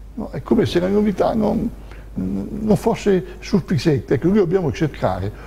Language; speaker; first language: Italian; native; Italian